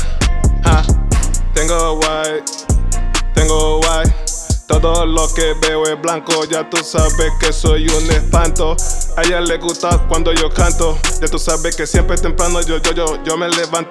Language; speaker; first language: English; non-native, fluent; Spanish